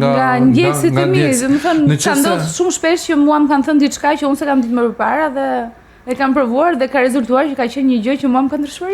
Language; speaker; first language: Albanian; native; Albanian